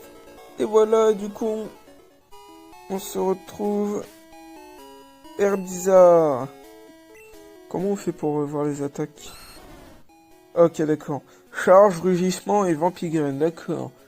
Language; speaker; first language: French; native; French